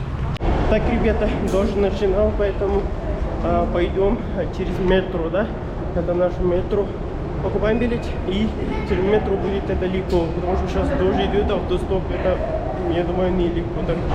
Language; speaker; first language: Russian; non-native, local second language; Kyrgyz